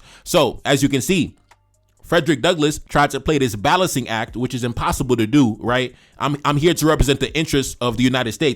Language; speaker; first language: English; native; English